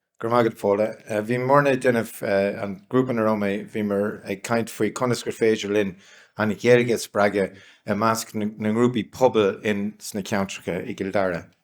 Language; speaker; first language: Irish; non-native, local second language; English